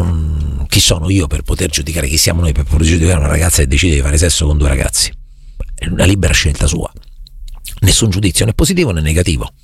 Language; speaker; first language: Italian; native; Italian